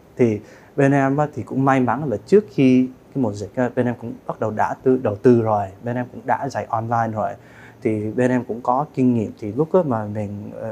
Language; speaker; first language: Vietnamese; early bilingual, heritage; Vietnamese